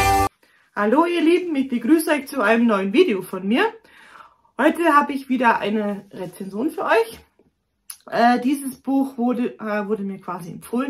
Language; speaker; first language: German; native; German